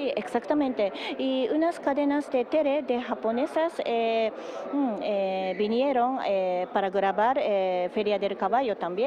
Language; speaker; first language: Spanish; non-native, learner; Japanese